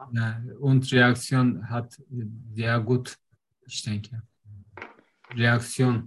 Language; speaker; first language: German; non-native, learner; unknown